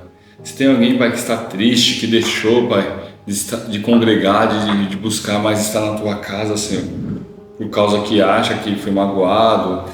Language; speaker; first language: Portuguese; native; Portuguese